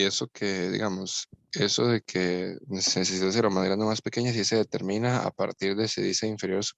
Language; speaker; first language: Spanish; native; Spanish